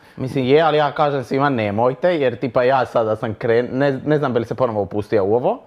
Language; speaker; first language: Croatian; native; Croatian